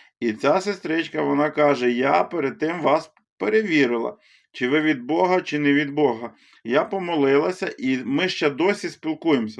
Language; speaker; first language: Ukrainian; native; Ukrainian